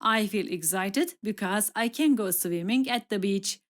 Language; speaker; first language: English; non-native, fluent; Turkish